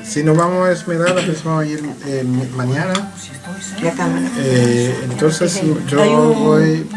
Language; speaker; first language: Spanish; non-native, learner; French